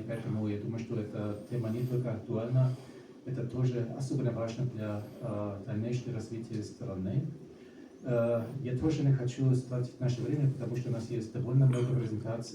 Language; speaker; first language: Russian; non-native, fluent; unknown